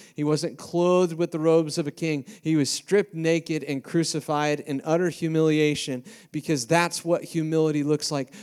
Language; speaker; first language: English; native; English